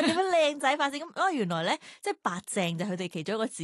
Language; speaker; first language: Cantonese; native; Cantonese